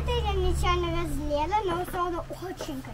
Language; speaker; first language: Russian; early bilingual, heritage; Russian